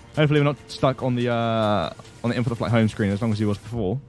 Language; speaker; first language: English; native; English